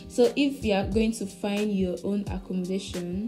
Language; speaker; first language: English; non-native, local second language; Ibibio